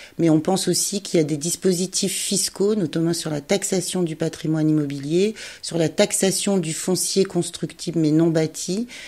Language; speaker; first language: French; native; French